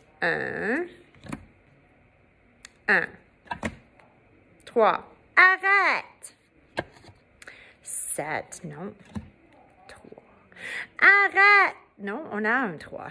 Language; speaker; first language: French; non-native, fluent; English